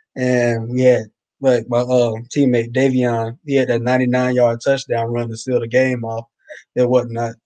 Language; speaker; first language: English; native; English